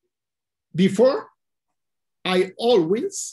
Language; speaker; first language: English; non-native, learner; Spanish